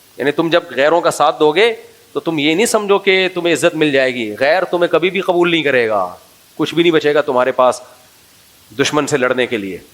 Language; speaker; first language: Urdu; native; Urdu